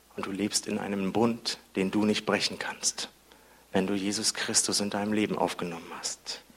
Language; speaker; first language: German; native; German